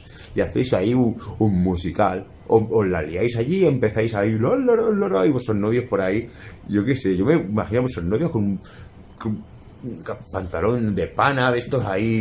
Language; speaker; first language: Spanish; native; Spanish